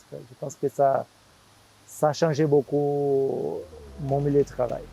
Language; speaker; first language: French; non-native, fluent; Portuguese